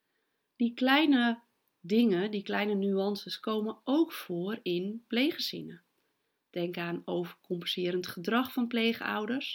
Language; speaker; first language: Dutch; native; Dutch